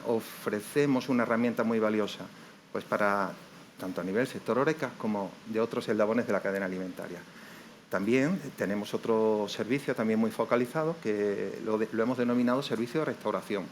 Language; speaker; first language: Spanish; native; Spanish